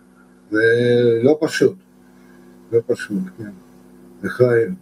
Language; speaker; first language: Hebrew; non-native, learner; Russian